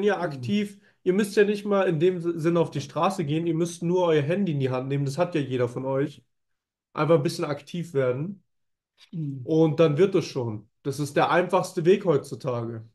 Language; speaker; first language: German; native; German